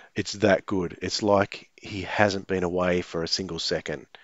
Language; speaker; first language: English; native; English